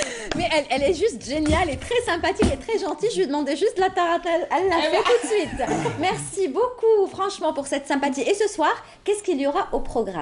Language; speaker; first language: French; native; French